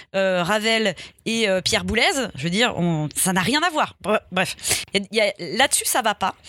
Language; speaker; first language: French; native; French